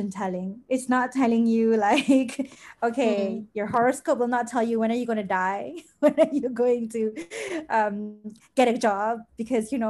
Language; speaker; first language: English; non-native, local second language; Malay